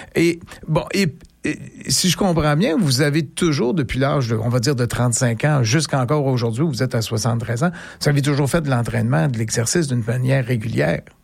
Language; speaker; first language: French; native; French